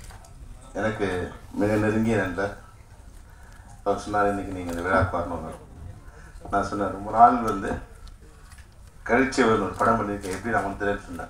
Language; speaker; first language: Tamil; native; Tamil